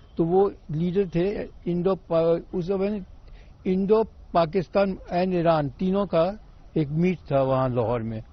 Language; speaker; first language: Urdu; native; Urdu